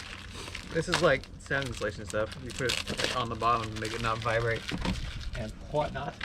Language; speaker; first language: English; native; English